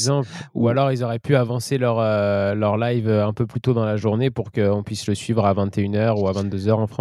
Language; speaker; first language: French; native; French